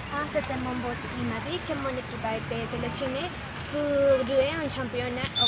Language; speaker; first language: French; non-native, learner; Spanish